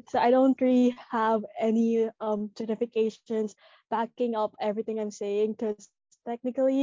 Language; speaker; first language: English; non-native, local second language; Filipino